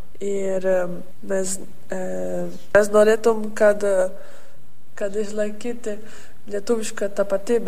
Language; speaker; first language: Lithuanian; early bilingual, heritage; Lithuanian